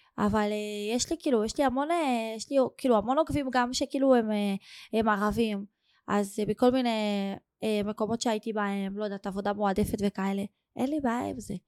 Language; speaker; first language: Hebrew; native; Hebrew